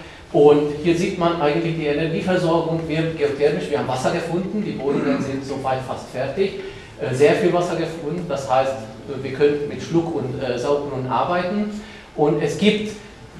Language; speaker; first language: German; non-native, fluent; Hungarian